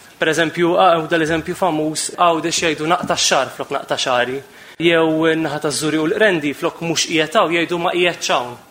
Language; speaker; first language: Maltese; native; Maltese